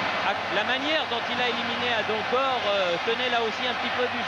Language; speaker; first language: French; native; French